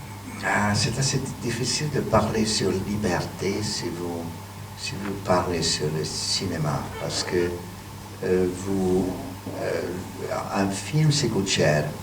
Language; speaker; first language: French; non-native, fluent; Hungarian